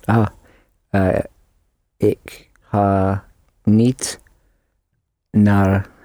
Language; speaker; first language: Dutch; non-native, learner; English